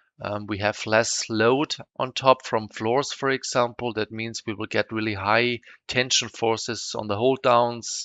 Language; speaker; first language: English; non-native, fluent; German